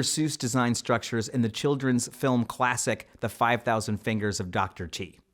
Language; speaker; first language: English; native; English